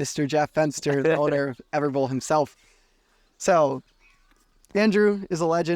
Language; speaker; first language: English; native; English